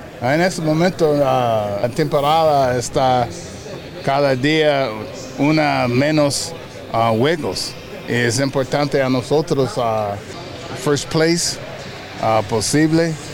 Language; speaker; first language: Spanish; non-native, learner; English